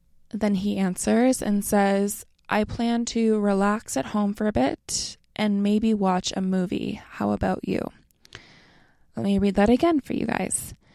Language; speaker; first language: English; native; English